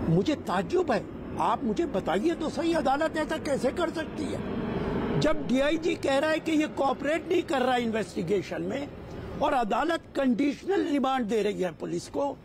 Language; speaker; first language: Hindi; native; Hindi